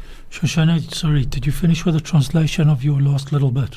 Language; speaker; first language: English; native; English